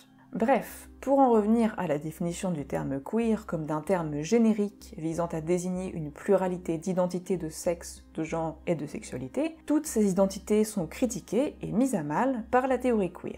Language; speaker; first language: French; native; French